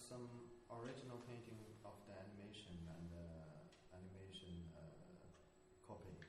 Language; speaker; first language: English; non-native, learner; Chinese